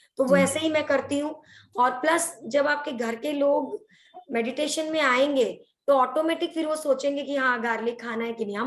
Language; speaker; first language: Hindi; non-native, local second language; Odia